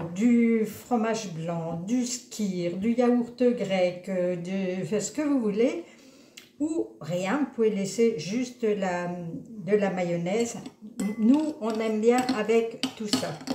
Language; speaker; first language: French; native; French